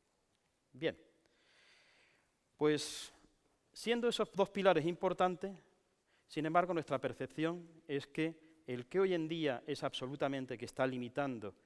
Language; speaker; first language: Spanish; native; Spanish